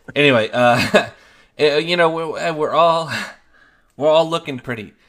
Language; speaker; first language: English; native; English